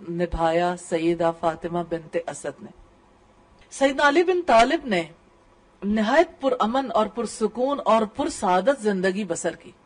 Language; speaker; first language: Urdu; native; Urdu